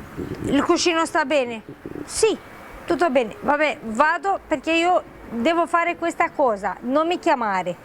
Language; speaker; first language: Italian; non-native, fluent; Romanian